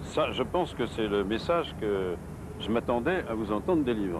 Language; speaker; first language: French; native; French